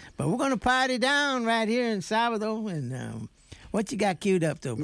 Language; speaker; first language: English; native; English